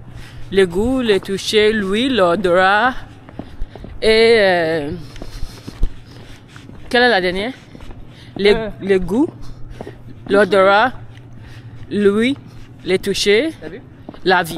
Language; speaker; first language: French; non-native, learner; English